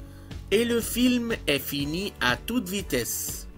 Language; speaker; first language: French; non-native, fluent; Arabic